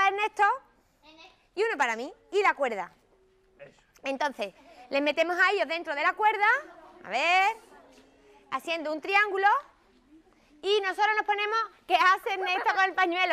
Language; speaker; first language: Spanish; native; Spanish